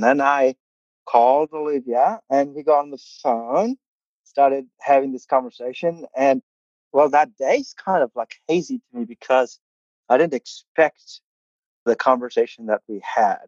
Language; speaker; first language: English; non-native, local second language; Malayalam